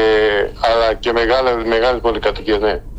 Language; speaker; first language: Greek; early bilingual, heritage; Spanish